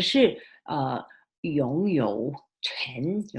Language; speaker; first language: Chinese; early bilingual, heritage; Chinese